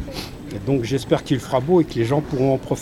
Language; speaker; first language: French; native; French